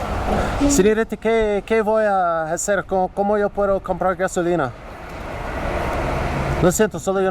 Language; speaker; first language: Spanish; non-native, learner; English